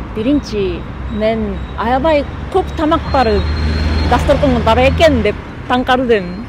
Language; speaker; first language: Kyrgyz; non-native, learner; Japanese